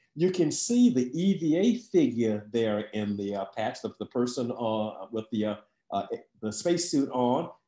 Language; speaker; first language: English; native; English